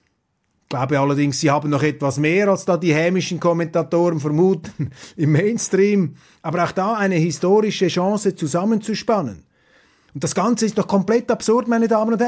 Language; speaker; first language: German; non-native, local second language; Swiss German